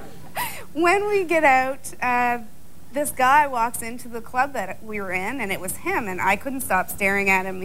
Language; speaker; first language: English; native; English